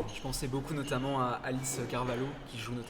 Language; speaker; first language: French; native; French